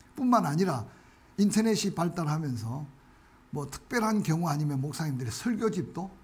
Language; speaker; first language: Korean; native; Korean